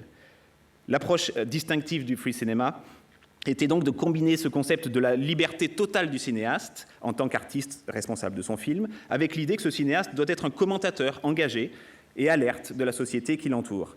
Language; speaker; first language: French; native; French